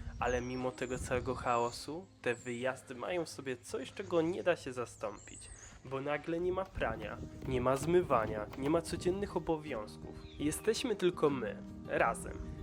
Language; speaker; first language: Polish; native; Polish